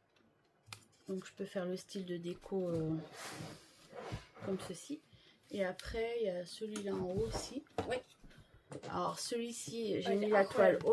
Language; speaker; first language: French; native; French